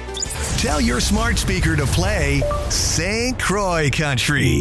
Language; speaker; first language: English; native; English